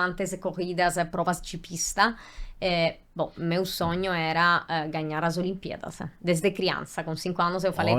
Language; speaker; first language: Portuguese; non-native, fluent; Italian